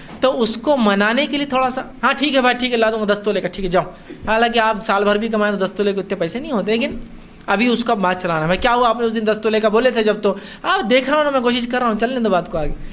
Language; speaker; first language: Urdu; native; Urdu